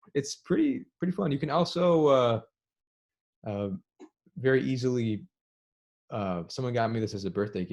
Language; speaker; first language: English; native; English